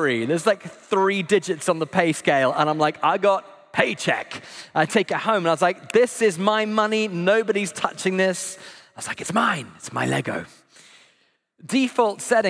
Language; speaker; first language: English; native; English